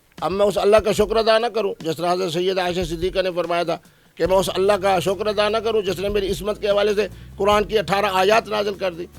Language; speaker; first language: Urdu; non-native, local second language; Saraiki